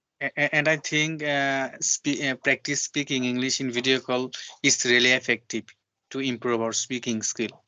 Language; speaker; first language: English; non-native, learner; Bangla